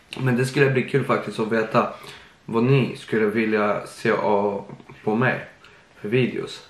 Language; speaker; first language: Swedish; early bilingual, other home language; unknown